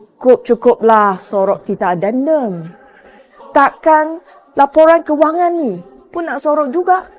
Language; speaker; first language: Malay; native; Malay